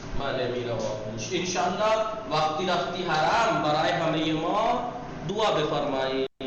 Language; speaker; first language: Persian; non-native, fluent; Urdu